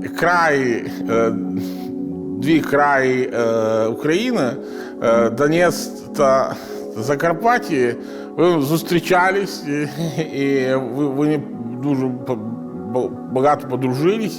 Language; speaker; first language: Ukrainian; non-native, learner; Italian